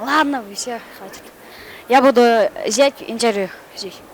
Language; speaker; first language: Russian; non-native, local second language; Kyrgyz